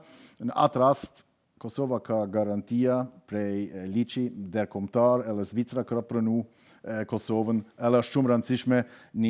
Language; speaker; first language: Albanian; non-native, fluent; German